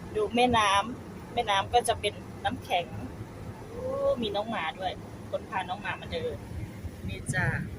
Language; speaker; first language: Thai; native; Thai